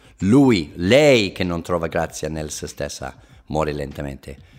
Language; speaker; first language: Italian; non-native, fluent; English